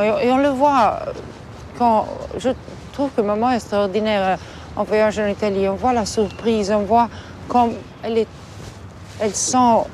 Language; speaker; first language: French; non-native, fluent; Italian